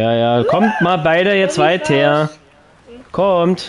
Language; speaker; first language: German; native; German